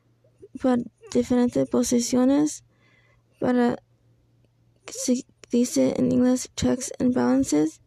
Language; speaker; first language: Spanish; non-native, learner; English